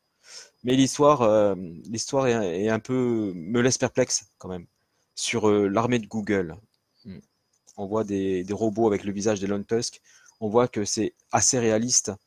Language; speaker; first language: French; native; French